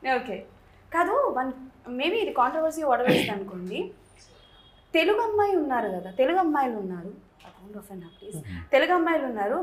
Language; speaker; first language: Telugu; native; Telugu